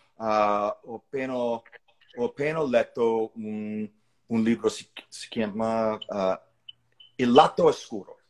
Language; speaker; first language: Italian; non-native, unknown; English